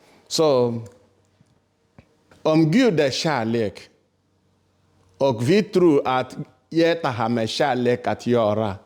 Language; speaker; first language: Swedish; non-native, fluent; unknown